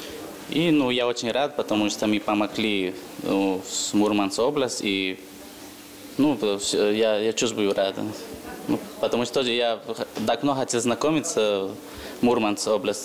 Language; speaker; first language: Russian; non-native, learner; Spanish